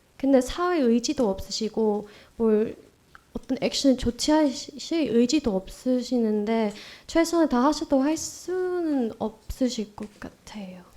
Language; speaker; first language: Korean; non-native, fluent; Vietnamese